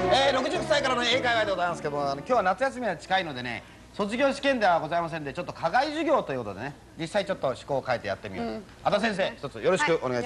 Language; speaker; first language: Japanese; native; Japanese